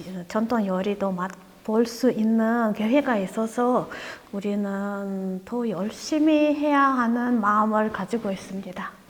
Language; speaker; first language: Korean; non-native, learner; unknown